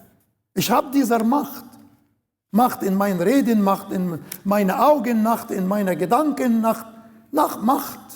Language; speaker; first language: German; non-native, learner; Arabic